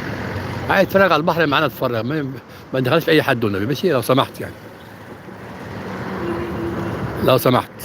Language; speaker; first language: Arabic; native; Arabic